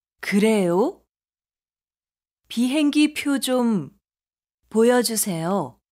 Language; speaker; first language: Korean; non-native, fluent; Arabic